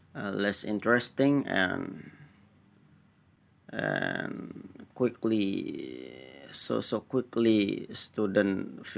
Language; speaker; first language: English; non-native, learner; Indonesian